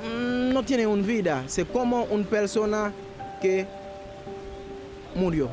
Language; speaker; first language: Spanish; non-native, learner; Haitian Creole